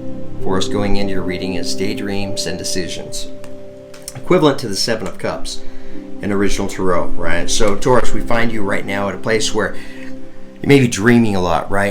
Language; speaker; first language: English; native; English